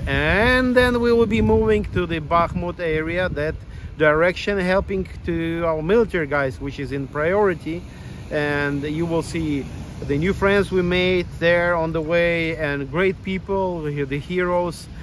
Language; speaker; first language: English; non-native, fluent; Ukrainian